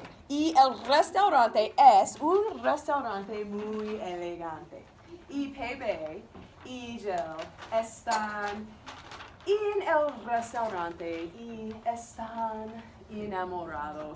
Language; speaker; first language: Spanish; non-native, learner; English